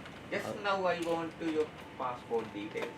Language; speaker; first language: English; non-native, local second language; Sinhala